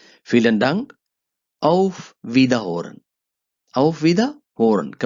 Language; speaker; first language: German; non-native, learner; Urdu